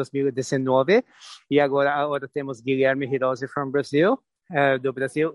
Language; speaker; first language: Portuguese; non-native, fluent; English